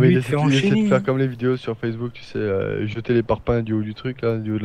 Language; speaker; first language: French; native; French